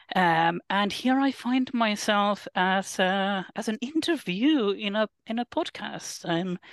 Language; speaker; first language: English; non-native, fluent; Finnish